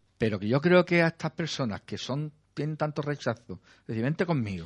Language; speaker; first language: Spanish; native; Spanish